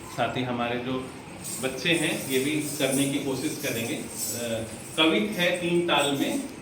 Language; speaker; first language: Hindi; non-native, local second language; Bangla